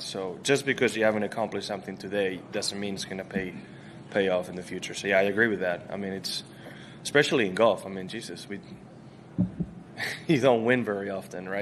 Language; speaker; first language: English; non-native, fluent; Spanish